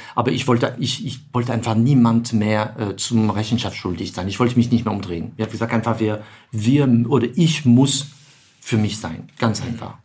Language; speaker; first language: German; non-native, fluent; French